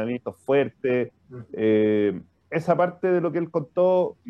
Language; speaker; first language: Spanish; native; Spanish